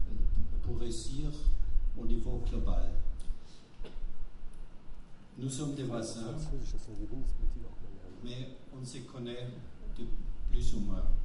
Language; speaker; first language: French; non-native, fluent; German